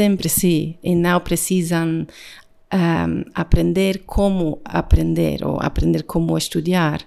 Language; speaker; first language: Portuguese; non-native, learner; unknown